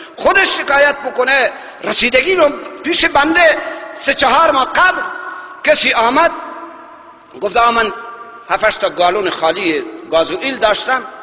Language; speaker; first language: Persian; non-native, local second language; Baluchi